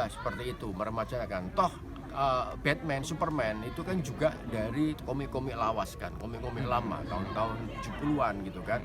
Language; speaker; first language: Indonesian; native; Indonesian